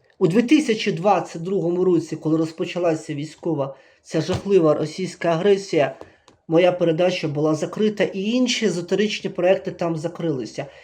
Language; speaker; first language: Ukrainian; native; Ukrainian